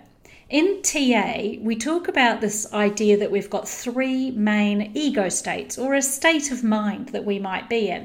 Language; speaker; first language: English; native; English